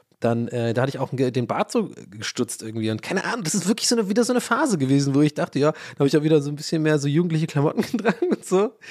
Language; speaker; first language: German; early bilingual, other home language; English